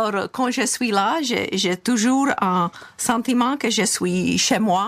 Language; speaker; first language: French; non-native, fluent; Czech